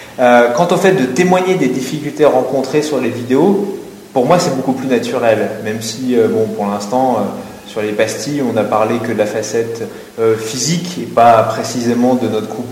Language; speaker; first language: French; native; French